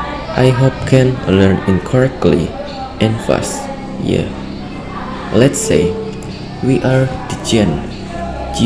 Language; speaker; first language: English; non-native, learner; Indonesian